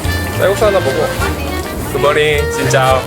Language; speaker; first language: Korean; native; Korean